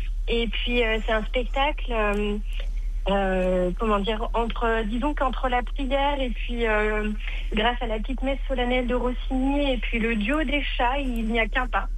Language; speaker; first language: French; native; French